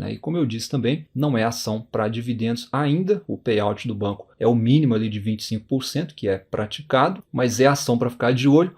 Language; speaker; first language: Portuguese; native; Portuguese